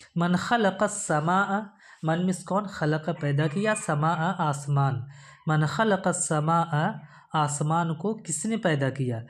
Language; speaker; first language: Urdu; native; Urdu